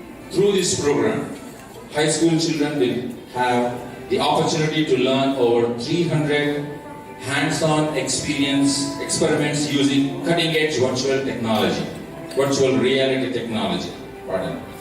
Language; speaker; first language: English; non-native, local second language; Telugu